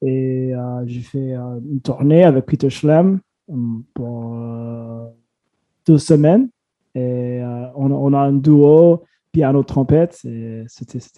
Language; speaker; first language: French; non-native, fluent; English